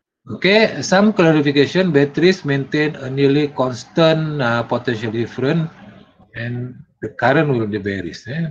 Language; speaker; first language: English; non-native, local second language; Malay